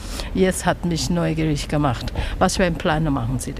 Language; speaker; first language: German; non-native, learner; Chinese